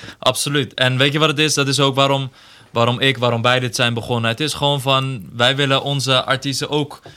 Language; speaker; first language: Dutch; early bilingual, other home language; Persian